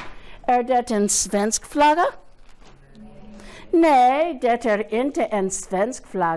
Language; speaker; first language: Swedish; non-native, fluent; English